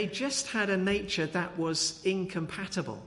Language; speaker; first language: English; native; English